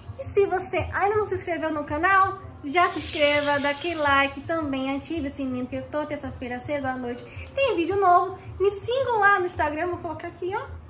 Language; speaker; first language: Portuguese; native; Portuguese